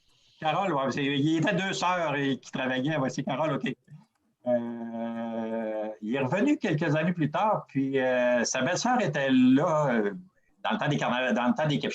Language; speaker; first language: French; native; French